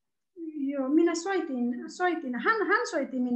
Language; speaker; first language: Finnish; non-native, learner; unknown